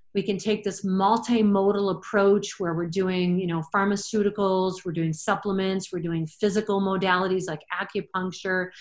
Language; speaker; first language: English; native; English